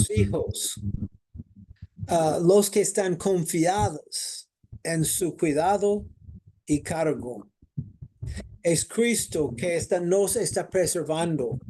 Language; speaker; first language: Spanish; non-native, fluent; English